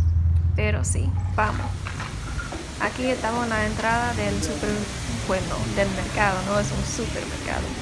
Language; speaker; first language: Spanish; non-native, fluent; English